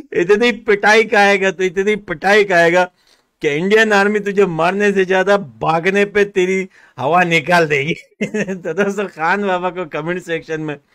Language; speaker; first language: Hindi; native; Hindi